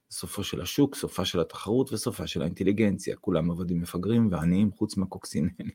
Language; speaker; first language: Hebrew; non-native, fluent; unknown